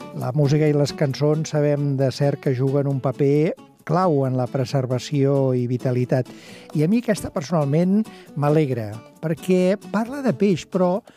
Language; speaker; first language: Catalan; native; Catalan